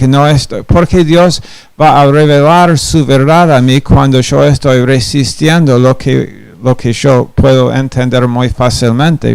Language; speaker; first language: Spanish; non-native, fluent; English